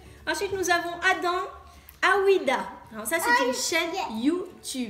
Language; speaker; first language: French; native; French